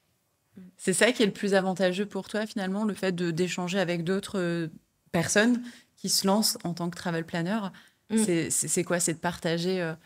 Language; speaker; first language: French; native; French